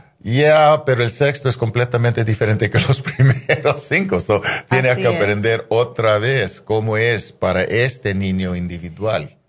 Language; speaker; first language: Spanish; non-native, fluent; English